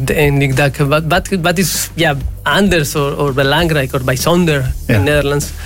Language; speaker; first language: Dutch; non-native, learner; Spanish